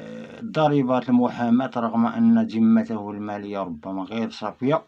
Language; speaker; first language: Arabic; native; Arabic